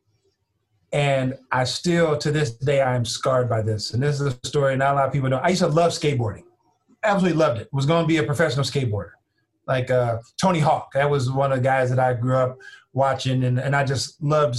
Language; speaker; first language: English; native; English